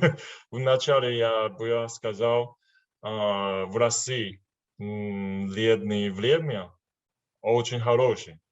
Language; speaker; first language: Russian; non-native, learner; Chinese